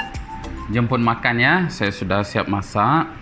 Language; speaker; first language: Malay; non-native, local second language; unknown